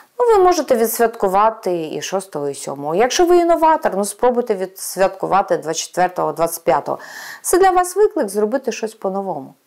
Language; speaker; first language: Ukrainian; non-native, local second language; Russian